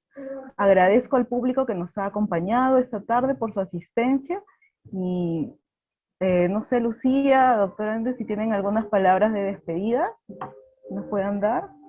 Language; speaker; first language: Spanish; native; Spanish